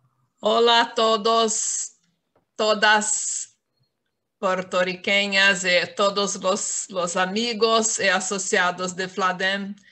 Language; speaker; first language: Spanish; non-native, fluent; Portuguese